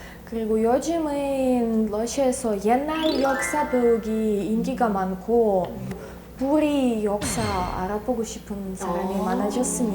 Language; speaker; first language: Korean; non-native, fluent; Russian